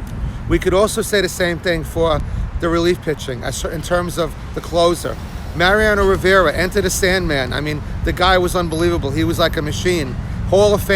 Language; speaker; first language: English; native; English